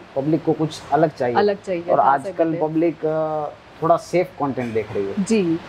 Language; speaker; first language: Hindi; non-native, local second language; Kachhi